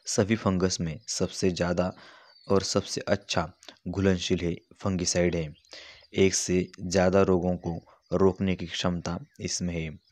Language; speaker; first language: Hindi; non-native, local second language; Marathi